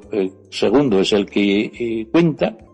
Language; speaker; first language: Spanish; native; Spanish